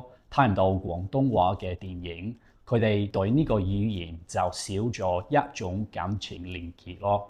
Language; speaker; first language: Cantonese; non-native, fluent; English